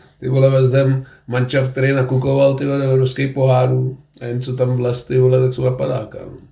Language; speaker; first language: Czech; native; Czech